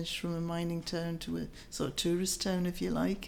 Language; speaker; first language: English; native; English